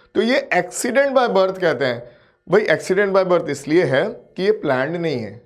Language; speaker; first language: Hindi; native; Hindi